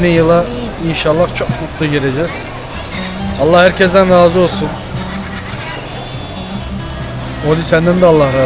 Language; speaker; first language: Turkish; native; Turkish